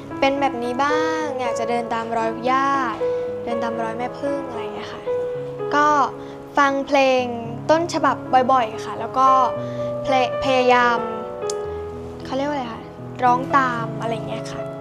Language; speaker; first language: Thai; native; Thai